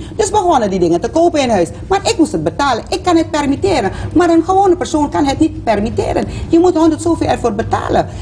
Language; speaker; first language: Dutch; native; Dutch